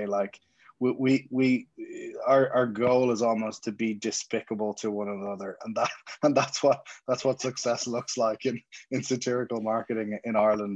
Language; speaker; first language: English; native; English